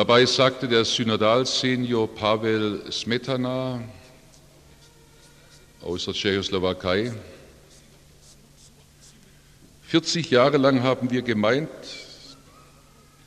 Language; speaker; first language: German; native; German